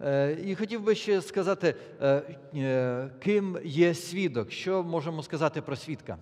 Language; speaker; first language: Polish; non-native, learner; Ukrainian